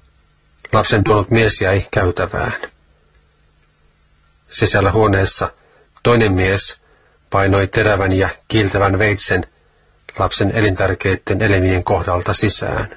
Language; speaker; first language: Finnish; native; Finnish